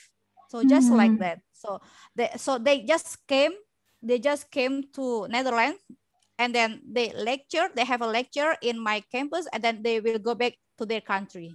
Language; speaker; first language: English; non-native, learner; Indonesian